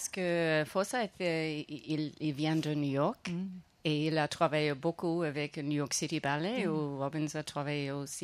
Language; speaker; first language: French; non-native, fluent; English